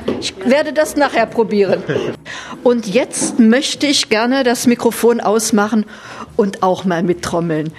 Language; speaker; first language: German; native; German